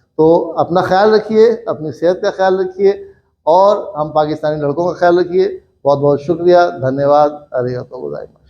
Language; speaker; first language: Urdu; native; Urdu